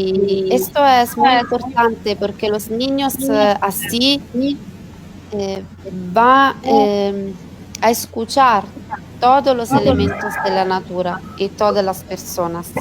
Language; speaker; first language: Spanish; non-native, learner; Italian